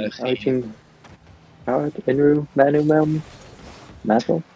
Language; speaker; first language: Welsh; non-native, local second language; English